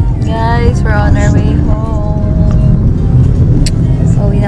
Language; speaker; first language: Filipino; native; Filipino